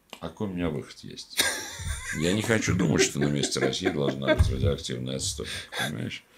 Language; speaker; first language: Russian; native; Russian